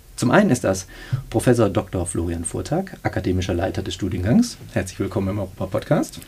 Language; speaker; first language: German; native; German